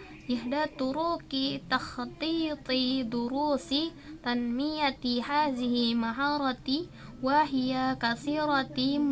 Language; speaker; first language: Arabic; non-native, learner; Indonesian